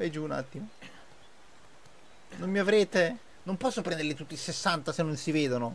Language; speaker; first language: Italian; native; Italian